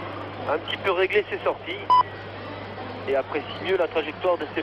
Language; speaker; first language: French; native; French